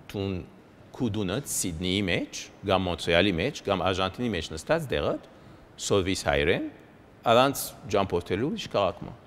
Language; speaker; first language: Armenian; early bilingual, heritage; Armenian